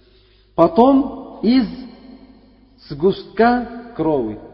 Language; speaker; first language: Russian; non-native, fluent; Uzbek